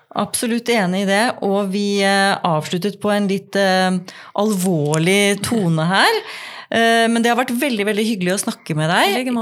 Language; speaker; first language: Norwegian; native; Norwegian